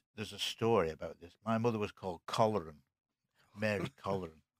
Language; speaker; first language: English; native; English